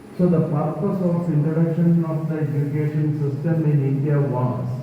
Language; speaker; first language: English; non-native, local second language; Malayalam